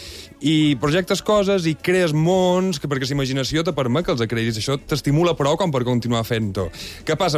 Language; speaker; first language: Catalan; native; Catalan